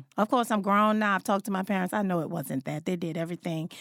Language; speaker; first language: English; native; English